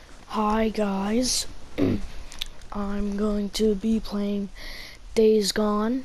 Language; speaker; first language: English; native; English